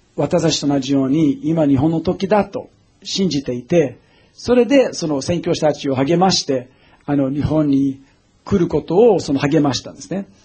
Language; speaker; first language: Japanese; non-native, fluent; English